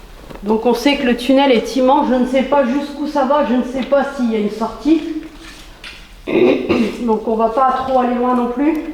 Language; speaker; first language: French; native; French